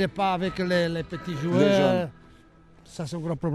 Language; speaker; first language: French; non-native, learner; Italian